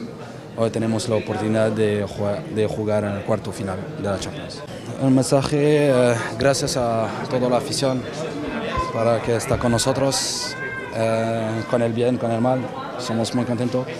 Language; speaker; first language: Spanish; non-native, learner; French